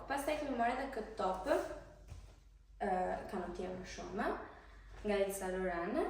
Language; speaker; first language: Albanian; early bilingual, heritage; Albanian